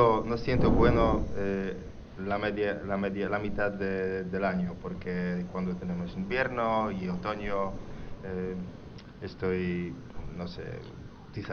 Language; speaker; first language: Spanish; non-native, learner; Polish